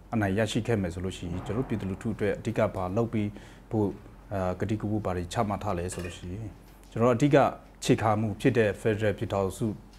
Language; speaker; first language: Burmese; non-native, local second language; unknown